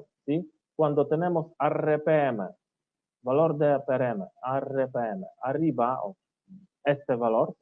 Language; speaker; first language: Spanish; non-native, learner; Polish